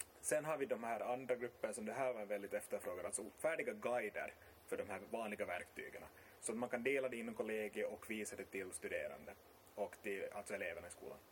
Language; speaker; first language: Swedish; native; Swedish